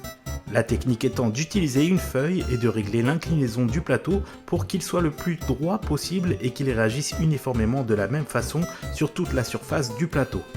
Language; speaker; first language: French; native; French